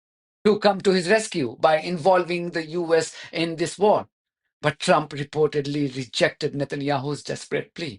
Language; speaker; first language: English; non-native, local second language; Hindi